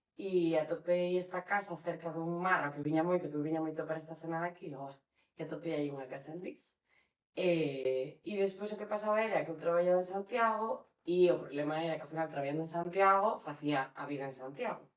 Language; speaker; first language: Galician; non-native, local second language; Spanish